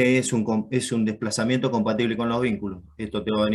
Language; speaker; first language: Spanish; native; Spanish